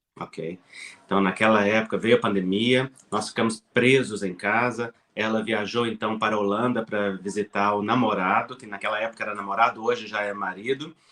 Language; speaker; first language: Portuguese; native; Portuguese